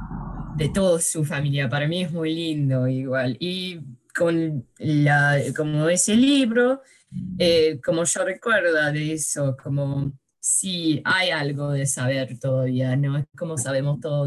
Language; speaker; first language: Spanish; early bilingual, heritage; English